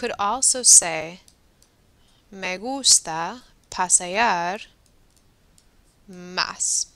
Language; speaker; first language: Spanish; non-native, fluent; English